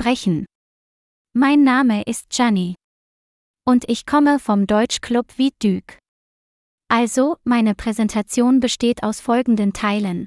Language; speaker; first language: German; non-native, learner; Vietnamese